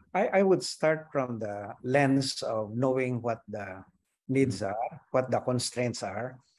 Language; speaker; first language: English; non-native, local second language; Iloko